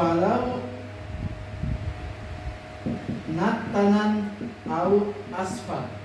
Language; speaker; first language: Arabic; non-native, fluent; Indonesian